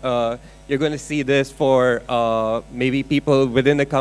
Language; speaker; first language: English; non-native, local second language; Urdu